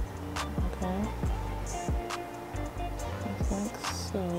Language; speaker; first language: English; native; English